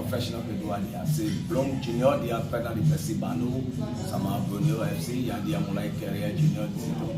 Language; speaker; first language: Indonesian; non-native, fluent; English